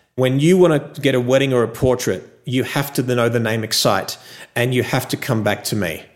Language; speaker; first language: English; native; English